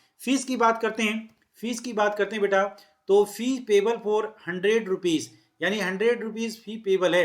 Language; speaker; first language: Hindi; native; Hindi